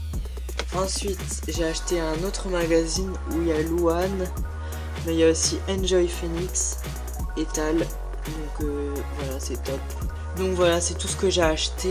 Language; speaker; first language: French; native; French